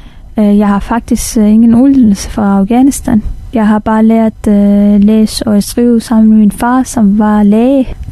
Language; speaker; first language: Danish; non-native, fluent; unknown